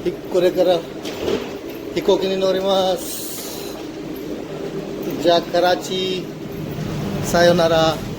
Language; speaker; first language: Japanese; non-native, fluent; Urdu